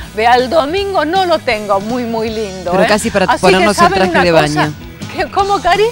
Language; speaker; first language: Spanish; native; Spanish